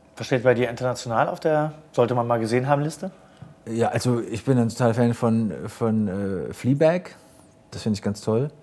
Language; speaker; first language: German; native; German